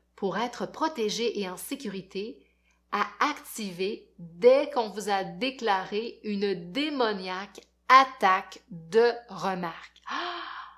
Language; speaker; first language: French; native; French